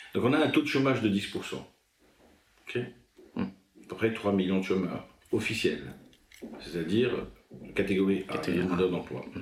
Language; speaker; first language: French; native; French